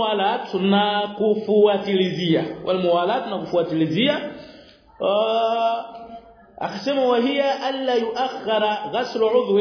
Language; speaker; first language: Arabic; non-native, fluent; Swahili